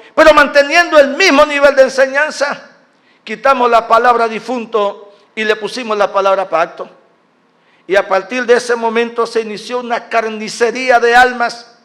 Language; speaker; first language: Spanish; native; Spanish